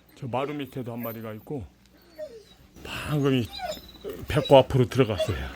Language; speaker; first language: Korean; native; Korean